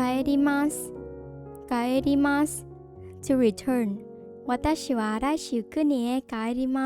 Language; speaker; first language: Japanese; non-native, fluent; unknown